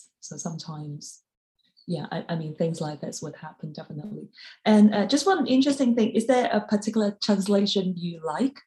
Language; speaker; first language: English; non-native, local second language; Cantonese